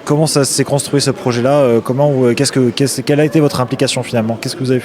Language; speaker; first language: French; native; French